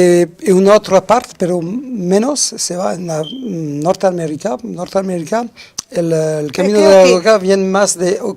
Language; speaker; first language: Spanish; non-native, fluent; French